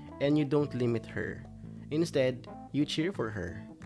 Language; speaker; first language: English; non-native, local second language; Filipino